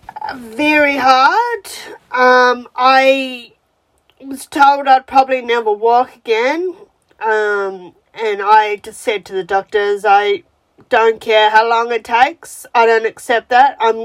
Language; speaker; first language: English; native; English